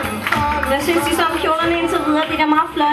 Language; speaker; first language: Danish; early bilingual, other home language; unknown